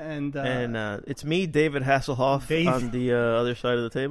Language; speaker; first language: English; native; English